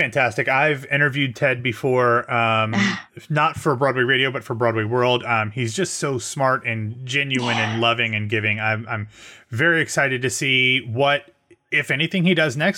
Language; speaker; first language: English; native; English